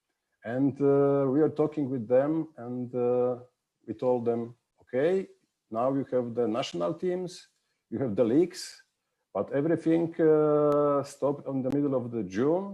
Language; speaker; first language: English; non-native, fluent; Polish